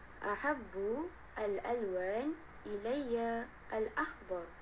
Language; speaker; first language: Arabic; non-native, learner; Malay